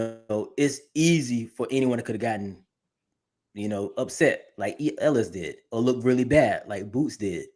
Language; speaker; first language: English; native; English